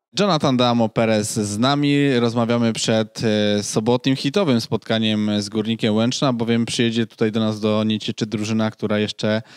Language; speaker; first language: Polish; native; Polish